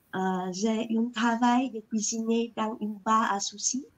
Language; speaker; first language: French; non-native, learner; Vietnamese